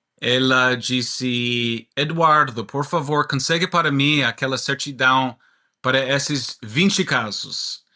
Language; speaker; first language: Portuguese; non-native, learner; English